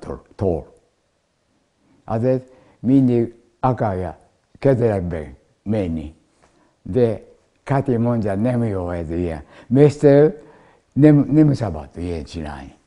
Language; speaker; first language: Hungarian; non-native, learner; Japanese